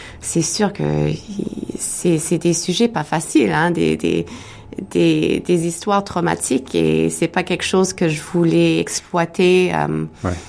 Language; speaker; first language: French; native; French